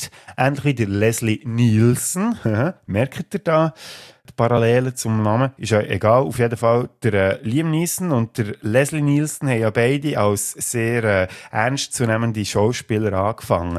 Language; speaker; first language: German; native; German